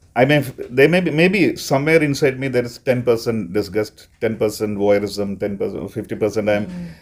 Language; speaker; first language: English; non-native, local second language; Malayalam